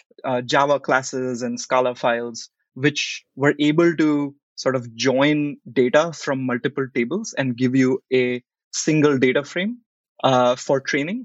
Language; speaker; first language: English; non-native, local second language; Hindi